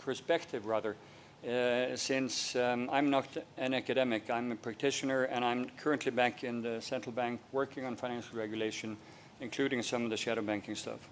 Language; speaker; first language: English; non-native, fluent; Norwegian